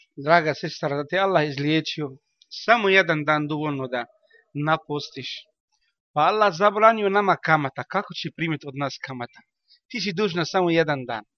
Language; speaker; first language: Bosnian; non-native, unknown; Arabic